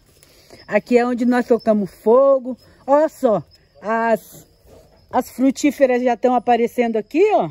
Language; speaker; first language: Portuguese; native; Portuguese